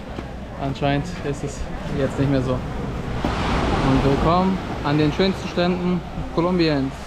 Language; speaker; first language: German; native; German